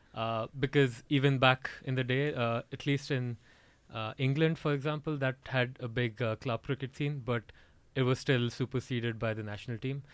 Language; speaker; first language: English; non-native, local second language; Odia